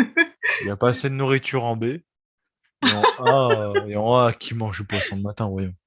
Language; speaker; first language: French; native; French